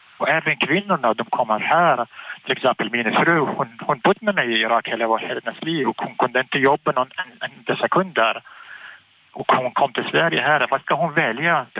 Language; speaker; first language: Swedish; non-native, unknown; Arabic